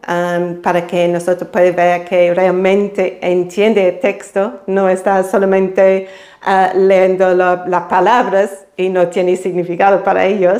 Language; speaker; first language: Spanish; non-native, fluent; English